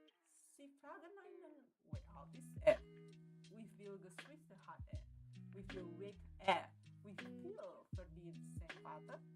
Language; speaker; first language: German; non-native, learner; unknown